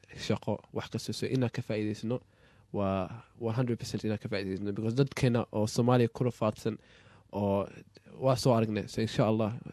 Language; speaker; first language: Somali; early bilingual, heritage; Somali